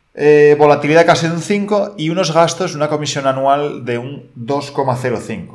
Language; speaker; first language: Spanish; native; Spanish